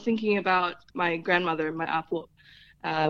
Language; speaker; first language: English; non-native, local second language; Filipino